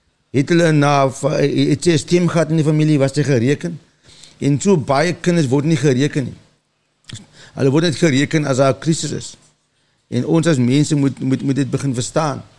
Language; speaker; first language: Afrikaans; early bilingual, heritage; Afrikaans